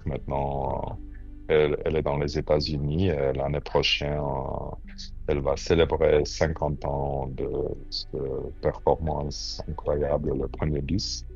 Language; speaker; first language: French; non-native, fluent; Romanian